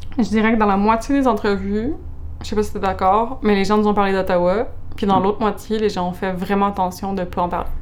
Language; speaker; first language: French; non-native, local second language; English